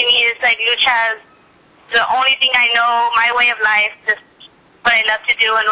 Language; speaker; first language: English; native; English